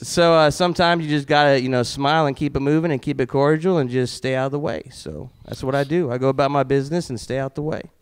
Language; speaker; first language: English; native; English